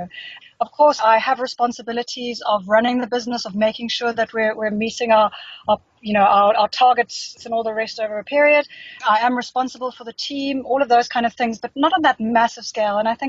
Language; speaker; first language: English; native; English